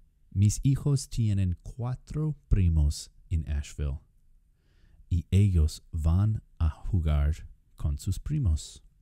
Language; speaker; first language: Spanish; non-native, fluent; English